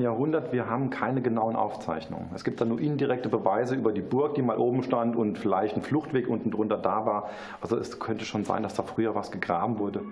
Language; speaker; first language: German; native; German